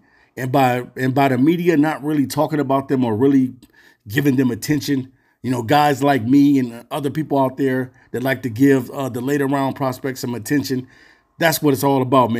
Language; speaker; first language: English; native; English